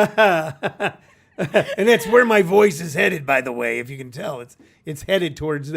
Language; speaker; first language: English; native; English